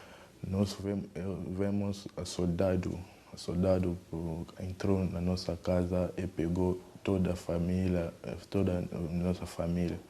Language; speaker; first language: Portuguese; non-native, learner; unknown